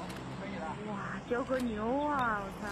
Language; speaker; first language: Chinese; native; Chinese